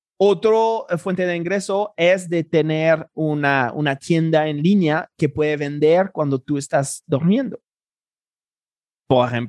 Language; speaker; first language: Spanish; non-native, fluent; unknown